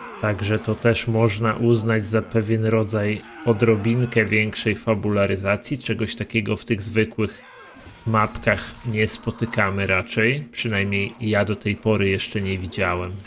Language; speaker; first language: Polish; native; Polish